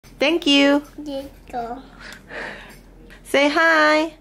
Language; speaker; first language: English; non-native, fluent; Korean